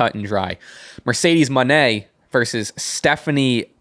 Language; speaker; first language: English; native; English